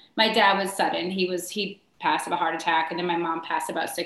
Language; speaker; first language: English; native; English